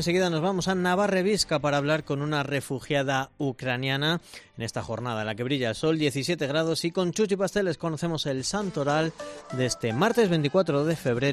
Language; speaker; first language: Spanish; native; Spanish